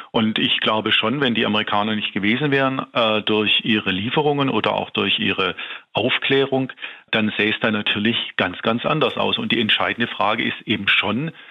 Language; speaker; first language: German; native; German